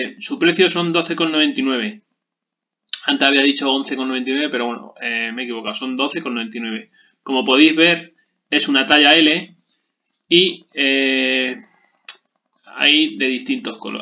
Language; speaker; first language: Spanish; native; Spanish